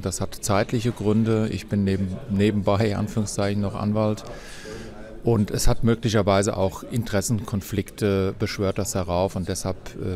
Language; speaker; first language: German; native; German